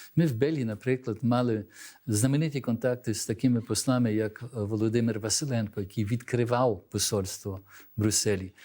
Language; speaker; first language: Ukrainian; early bilingual, heritage; Ukrainian